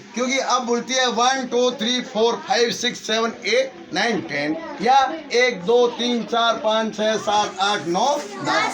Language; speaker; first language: Hindi; native; Hindi